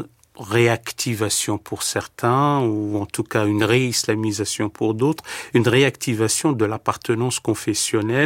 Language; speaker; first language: French; native; French